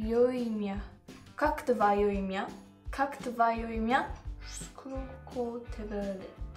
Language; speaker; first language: Russian; non-native, learner; French